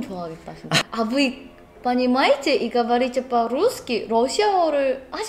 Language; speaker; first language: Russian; non-native, learner; Korean